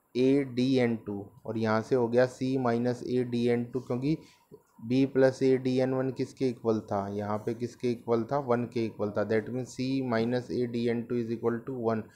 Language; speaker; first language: Hindi; native; Hindi